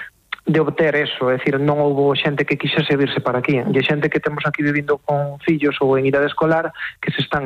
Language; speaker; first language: Galician; native; Galician